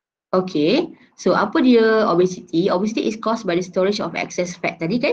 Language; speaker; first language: English; non-native, local second language; Malay